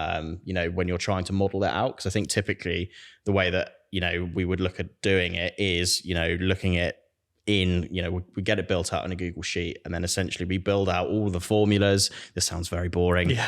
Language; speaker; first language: English; native; English